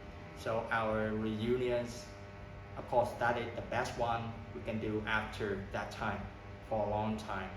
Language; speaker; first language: English; non-native, learner; Vietnamese